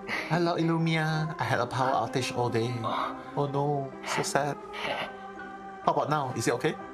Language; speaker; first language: English; non-native, local second language; Chinese